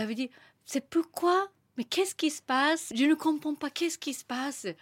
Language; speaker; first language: French; non-native, learner; Japanese